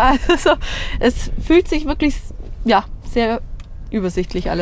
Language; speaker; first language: German; native; German